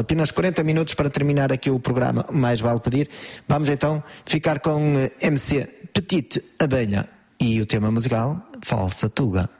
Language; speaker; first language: Portuguese; native; Portuguese